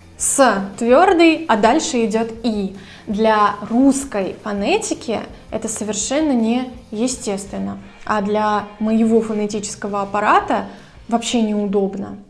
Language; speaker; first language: Russian; native; Russian